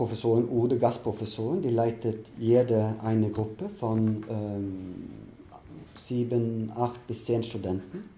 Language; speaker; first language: German; non-native, fluent; Norwegian